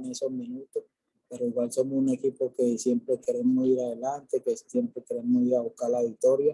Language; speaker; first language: Spanish; native; Spanish